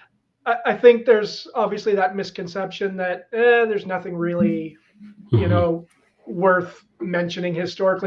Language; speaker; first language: English; native; English